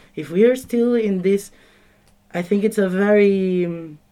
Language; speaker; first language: English; non-native, fluent; Spanish